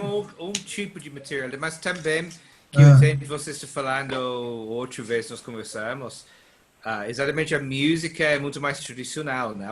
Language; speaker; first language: Portuguese; non-native, learner; English